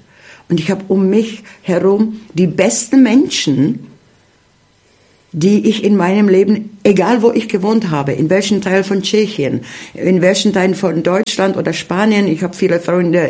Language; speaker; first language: German; early bilingual, heritage; German